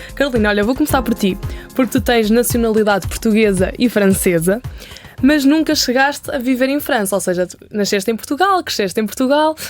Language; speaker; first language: Portuguese; native; Portuguese